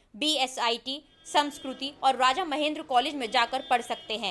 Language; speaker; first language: Hindi; native; Hindi